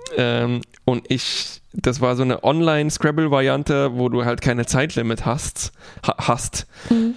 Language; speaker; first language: German; non-native, fluent; Polish